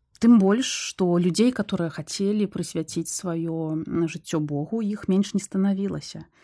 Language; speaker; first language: Belarusian; non-native, local second language; Russian